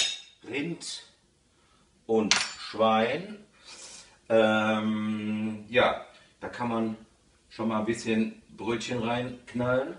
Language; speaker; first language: German; early bilingual, other home language; Italian